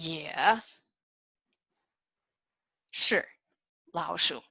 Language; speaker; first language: Chinese; non-native, fluent; English